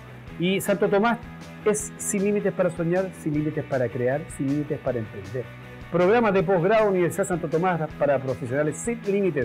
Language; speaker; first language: Spanish; native; Spanish